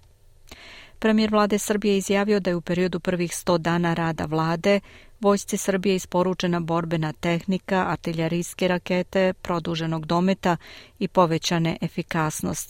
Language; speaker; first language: Croatian; native; Croatian